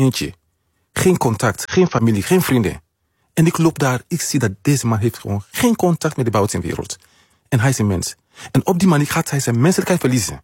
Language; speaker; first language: Dutch; non-native, fluent; Mandingo